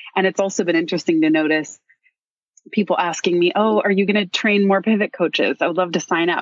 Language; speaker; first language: English; native; English